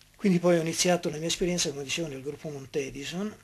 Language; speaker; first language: Italian; native; Italian